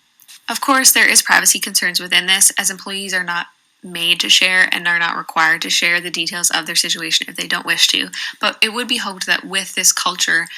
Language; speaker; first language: English; native; English